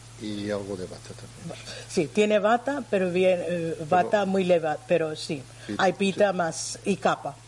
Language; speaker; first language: Spanish; non-native, learner; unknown